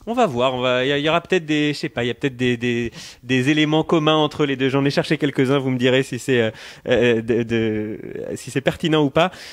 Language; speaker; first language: French; native; French